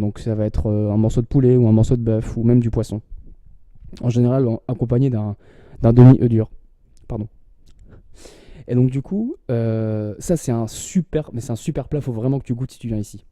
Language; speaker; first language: French; native; French